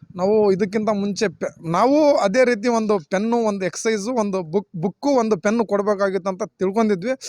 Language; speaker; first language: Kannada; non-native, local second language; Urdu